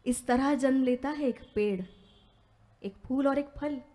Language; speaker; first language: Hindi; non-native, local second language; Marathi